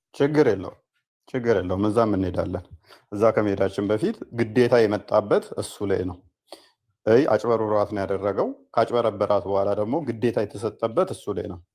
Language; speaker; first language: Amharic; native; Amharic